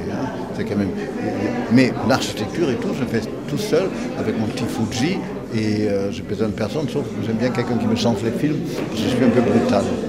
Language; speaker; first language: French; non-native, fluent; German